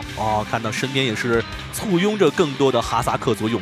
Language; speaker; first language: Chinese; native; Chinese